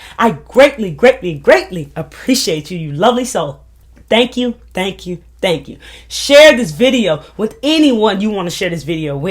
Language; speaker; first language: English; native; English